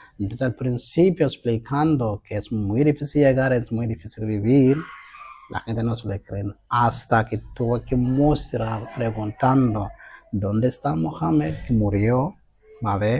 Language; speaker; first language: Spanish; non-native, fluent; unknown